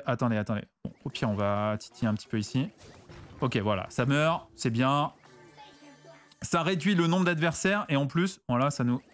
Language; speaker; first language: French; native; French